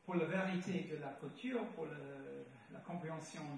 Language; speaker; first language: French; non-native, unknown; English